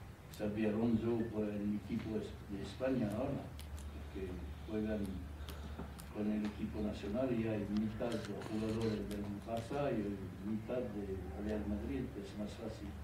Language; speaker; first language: Spanish; non-native, fluent; French